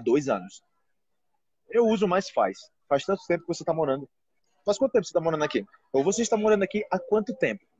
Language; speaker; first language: Portuguese; native; Portuguese